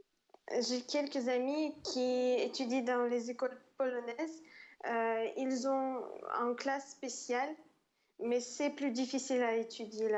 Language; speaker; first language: French; non-native, fluent; Ukrainian